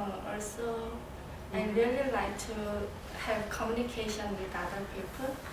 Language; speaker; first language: English; non-native, learner; Korean